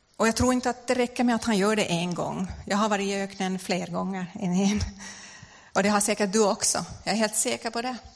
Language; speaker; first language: Swedish; native; Swedish